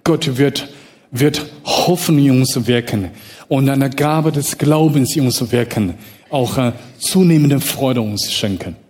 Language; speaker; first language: German; non-native, fluent; Chinese